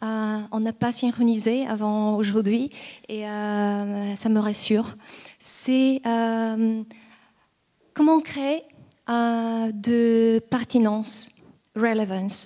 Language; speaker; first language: French; non-native, fluent; Bulgarian